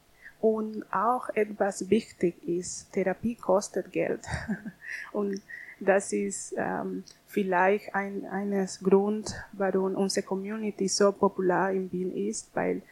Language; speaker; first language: German; non-native, learner; Spanish